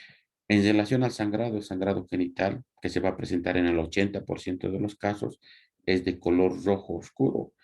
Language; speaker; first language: Spanish; native; Spanish